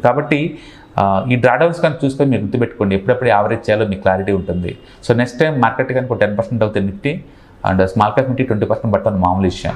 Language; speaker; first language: Telugu; native; Telugu